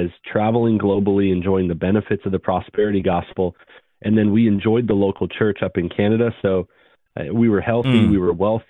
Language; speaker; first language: English; native; English